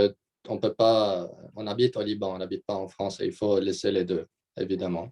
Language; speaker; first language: French; non-native, local second language; Arabic